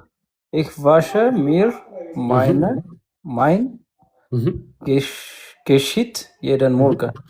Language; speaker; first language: German; non-native, learner; Amharic